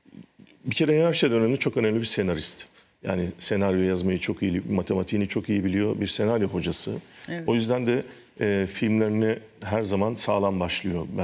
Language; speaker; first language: Turkish; native; Turkish